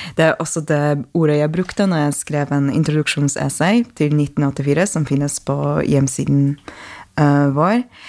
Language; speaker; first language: Norwegian; non-native, fluent; Polish